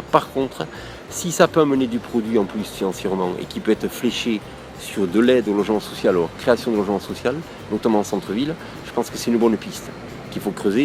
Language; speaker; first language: French; native; French